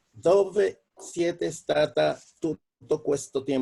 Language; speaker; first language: Italian; non-native, learner; Spanish